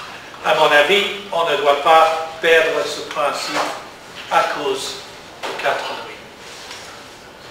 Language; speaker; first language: French; non-native, learner; English